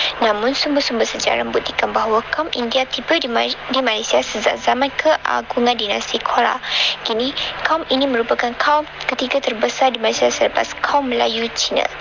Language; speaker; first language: Malay; native; Malay